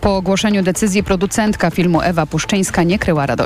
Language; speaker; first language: Polish; native; Polish